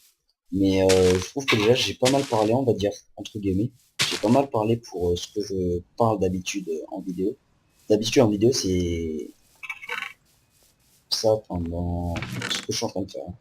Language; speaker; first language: French; native; French